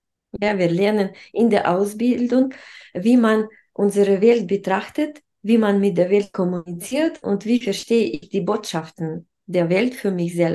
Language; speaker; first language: German; non-native, fluent; Russian